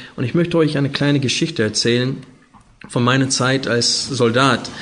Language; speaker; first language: German; non-native, fluent; English